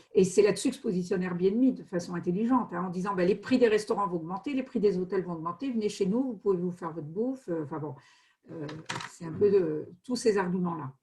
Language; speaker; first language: French; native; French